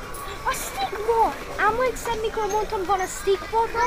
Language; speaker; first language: Hungarian; early bilingual, heritage; Hungarian